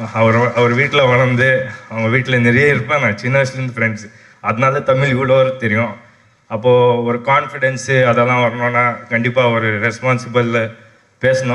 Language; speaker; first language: Tamil; non-native, local second language; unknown